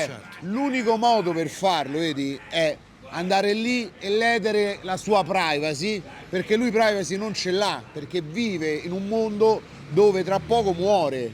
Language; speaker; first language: Italian; native; Italian